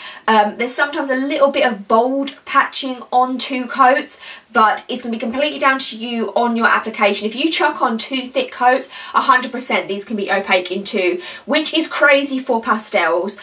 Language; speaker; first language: English; native; English